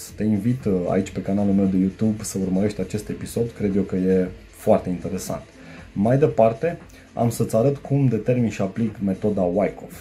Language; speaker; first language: Romanian; native; Romanian